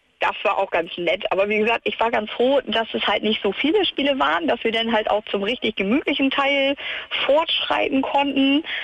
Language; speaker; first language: German; native; German